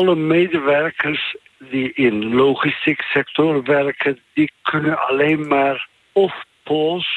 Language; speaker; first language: Dutch; non-native, fluent; Turkish